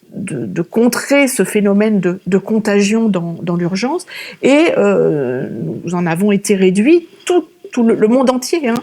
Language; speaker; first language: French; native; French